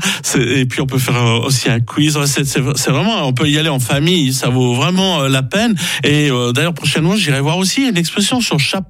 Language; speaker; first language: French; native; French